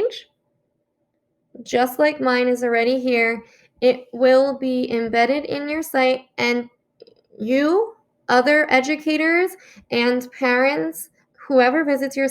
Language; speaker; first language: English; native; English